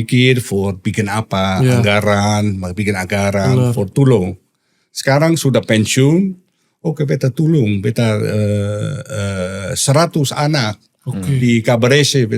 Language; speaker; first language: Indonesian; non-native, learner; Dutch